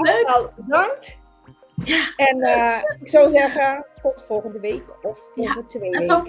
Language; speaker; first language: Dutch; non-native, local second language; Papiamento